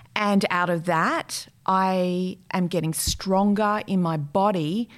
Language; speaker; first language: English; native; English